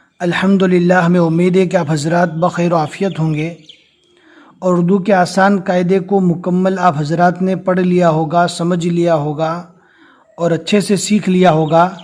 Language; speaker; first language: Hindi; native; Hindi